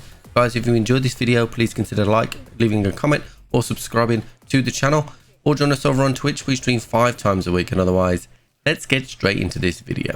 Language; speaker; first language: English; native; English